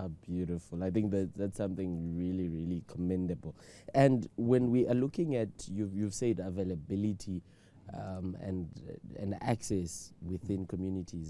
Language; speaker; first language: English; non-native, local second language; Shona